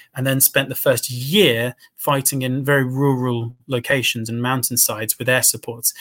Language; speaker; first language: English; native; English